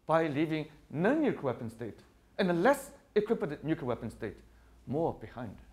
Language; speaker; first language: English; non-native, fluent; Chinese